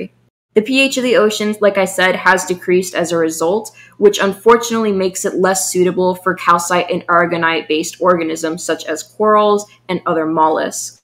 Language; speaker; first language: English; native; English